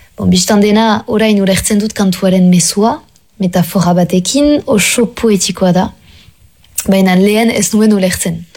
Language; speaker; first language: Basque; non-native, local second language; French